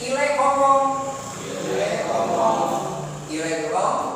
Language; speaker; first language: French; non-native, learner; Indonesian